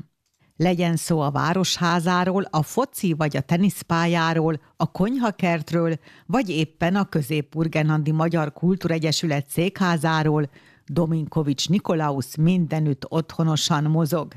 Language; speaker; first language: Hungarian; native; Hungarian